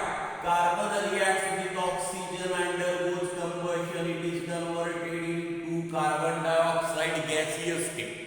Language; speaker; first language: English; non-native, local second language; Marathi